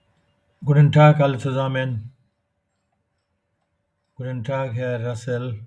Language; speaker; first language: German; non-native, fluent; Bangla